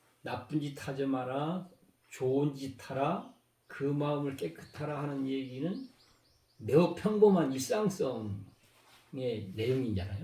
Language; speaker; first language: Korean; native; Korean